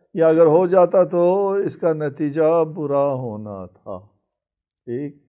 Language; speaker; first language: Urdu; non-native, local second language; Balti